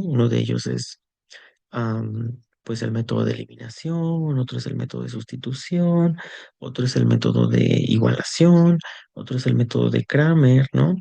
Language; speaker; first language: Spanish; native; Spanish